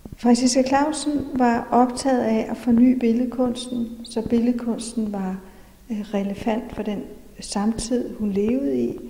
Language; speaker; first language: Danish; native; Danish